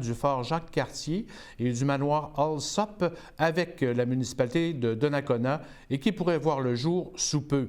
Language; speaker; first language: French; native; French